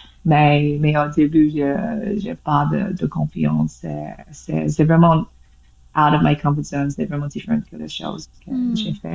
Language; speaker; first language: French; non-native, learner; English